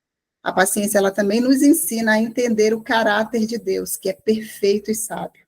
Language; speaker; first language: Portuguese; native; Portuguese